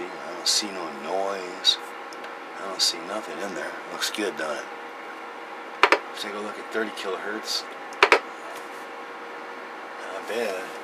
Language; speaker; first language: English; native; English